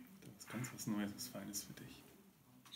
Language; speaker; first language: German; native; German